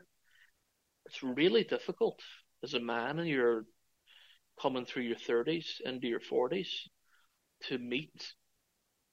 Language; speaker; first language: English; native; English